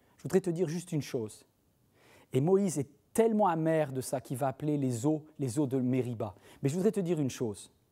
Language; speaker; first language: French; native; French